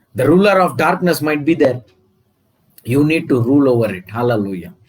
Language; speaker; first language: English; non-native, local second language; Telugu